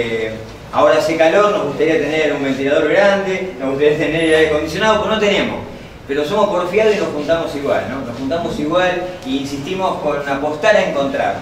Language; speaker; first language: Spanish; native; Spanish